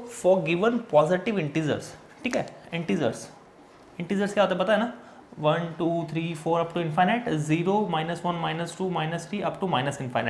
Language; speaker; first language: Hindi; native; Hindi